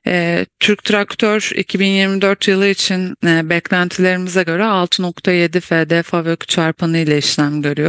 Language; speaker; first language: Turkish; native; Turkish